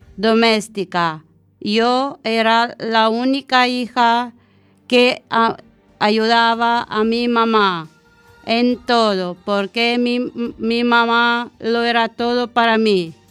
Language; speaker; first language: Spanish; non-native, learner; Romanian